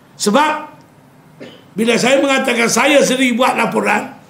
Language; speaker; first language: Malay; native; Malay